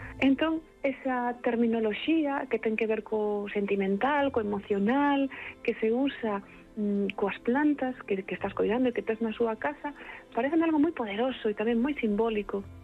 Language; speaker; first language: Galician; native; Galician